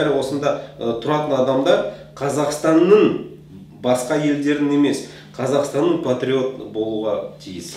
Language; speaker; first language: Kazakh; non-native, local second language; Russian